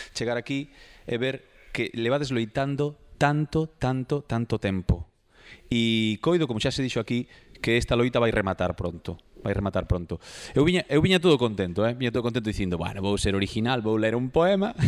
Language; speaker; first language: Galician; native; Galician